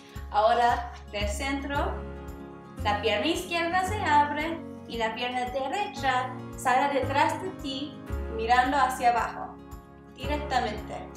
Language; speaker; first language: Spanish; non-native, learner; English